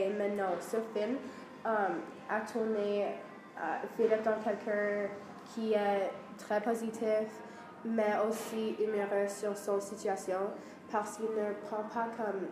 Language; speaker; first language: French; non-native, learner; English